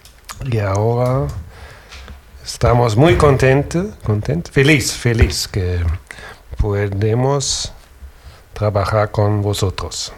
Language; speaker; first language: Spanish; non-native, learner; German